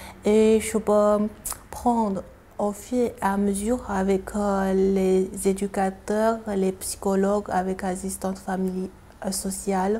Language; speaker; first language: French; non-native, learner; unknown